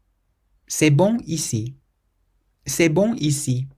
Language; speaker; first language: French; non-native, fluent; English